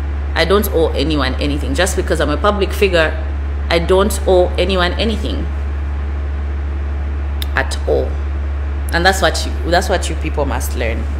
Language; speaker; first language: English; non-native, local second language; Bemba